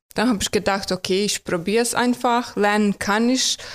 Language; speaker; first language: German; non-native, fluent; Croatian